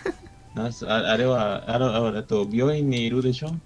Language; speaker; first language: Japanese; non-native, learner; Spanish